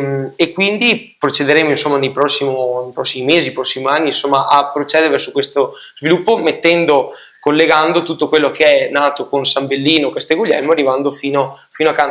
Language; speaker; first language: Italian; native; Italian